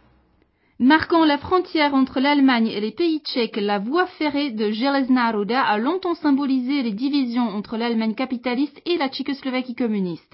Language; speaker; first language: French; native; French